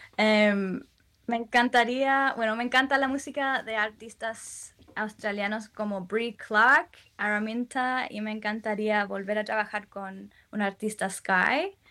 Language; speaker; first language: Spanish; early bilingual, heritage; Spanish